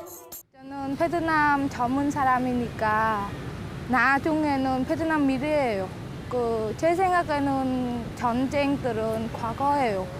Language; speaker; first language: Korean; non-native, learner; Vietnamese